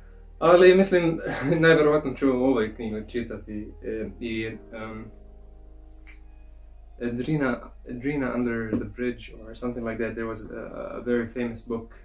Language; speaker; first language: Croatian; early bilingual, heritage; English